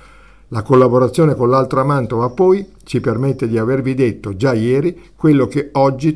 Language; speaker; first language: Italian; native; Italian